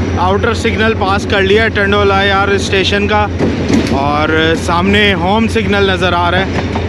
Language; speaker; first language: Urdu; native; Urdu